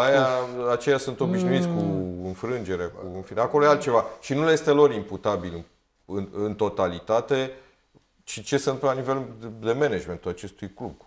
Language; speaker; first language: Romanian; native; Romanian